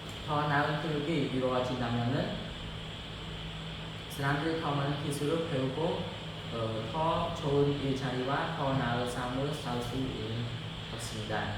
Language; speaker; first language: Korean; non-native, learner; Khmer